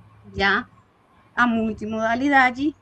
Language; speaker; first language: Portuguese; non-native, fluent; Spanish